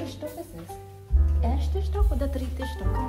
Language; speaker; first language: German; non-native, learner; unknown